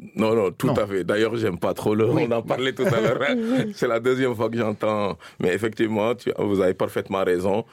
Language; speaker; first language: French; non-native, local second language; Serer